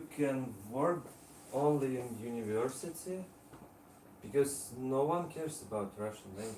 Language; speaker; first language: English; non-native, learner; Russian